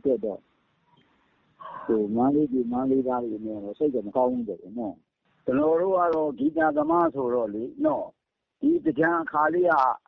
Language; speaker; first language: Burmese; native; Burmese